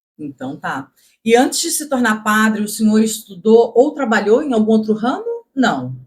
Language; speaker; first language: Portuguese; native; Portuguese